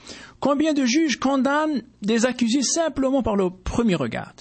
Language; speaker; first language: French; native; French